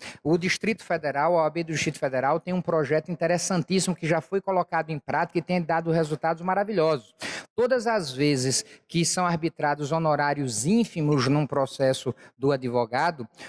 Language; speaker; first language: Portuguese; native; Portuguese